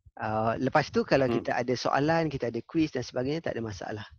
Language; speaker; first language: Malay; native; Malay